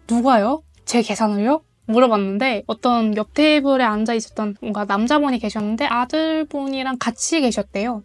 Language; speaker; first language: Korean; non-native, fluent; Mongolian